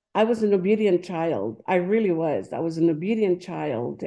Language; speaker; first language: English; non-native, fluent; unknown